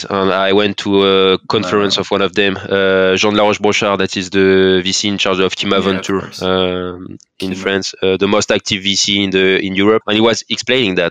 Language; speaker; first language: English; non-native, fluent; French